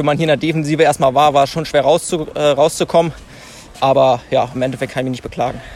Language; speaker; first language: German; native; German